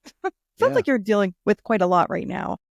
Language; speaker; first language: English; native; English